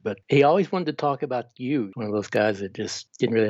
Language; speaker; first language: English; native; English